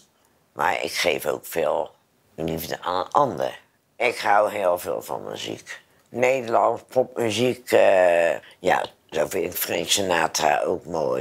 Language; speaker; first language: Dutch; native; Dutch